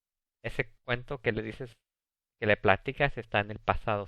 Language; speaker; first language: Spanish; early bilingual, heritage; Spanish